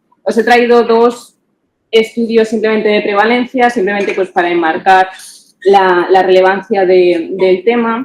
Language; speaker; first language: Spanish; native; Spanish